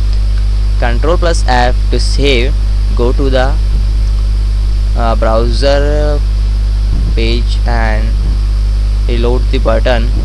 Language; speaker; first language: English; non-native, learner; Hindi